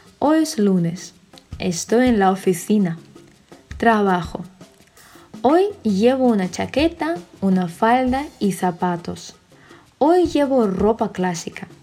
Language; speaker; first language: Spanish; non-native, fluent; Russian